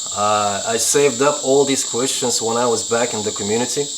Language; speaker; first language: English; non-native, fluent; Lithuanian